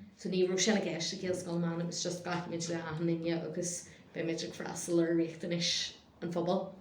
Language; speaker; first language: Irish; non-native, local second language; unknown